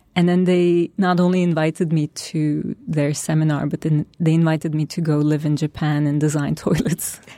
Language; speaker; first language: English; non-native, fluent; Turkish